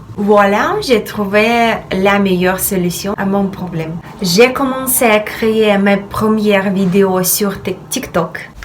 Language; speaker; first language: French; non-native, fluent; Russian